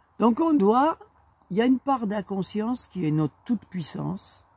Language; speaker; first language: French; native; French